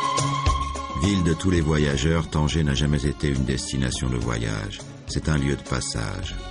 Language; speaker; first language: French; native; French